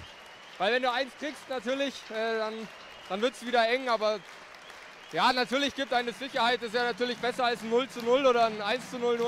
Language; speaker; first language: German; native; German